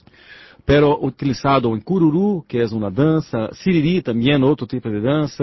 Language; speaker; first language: Spanish; non-native, learner; Portuguese